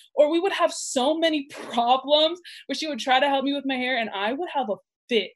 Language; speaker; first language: English; native; English